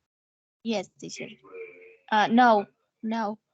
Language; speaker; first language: English; non-native, learner; Spanish